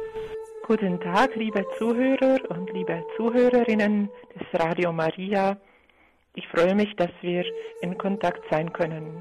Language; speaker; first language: German; non-native, fluent; Czech